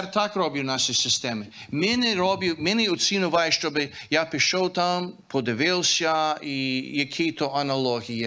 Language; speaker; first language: Ukrainian; early bilingual, heritage; Ukrainian